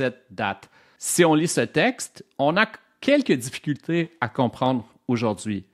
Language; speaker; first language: French; native; French